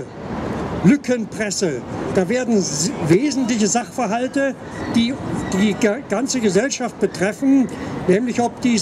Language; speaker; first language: German; native; German